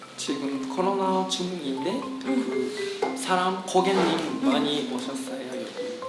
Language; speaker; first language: Korean; non-native, learner; Japanese